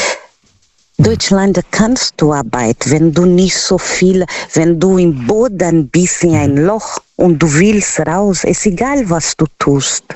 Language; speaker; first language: German; non-native, learner; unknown